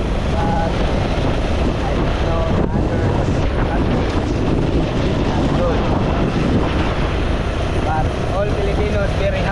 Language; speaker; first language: English; non-native, local second language; Cebuano